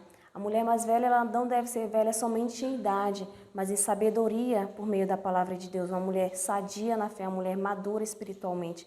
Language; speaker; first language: Portuguese; native; Portuguese